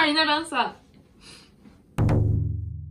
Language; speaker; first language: Japanese; native; Japanese